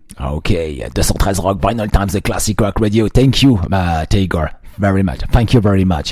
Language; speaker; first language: English; non-native, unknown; French